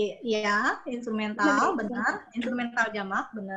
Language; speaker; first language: Indonesian; native; Indonesian